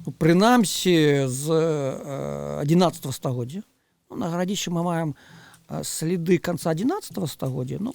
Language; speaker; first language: Belarusian; native; Belarusian